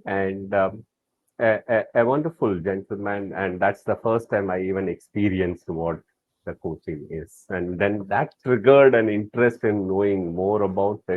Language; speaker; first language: English; non-native, local second language; Tamil